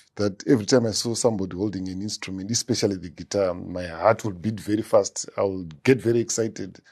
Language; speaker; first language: English; non-native, local second language; Shona